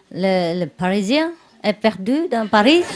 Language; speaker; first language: French; non-native, learner; Vietnamese